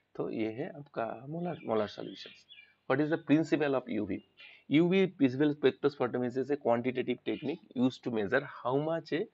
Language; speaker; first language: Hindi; non-native, local second language; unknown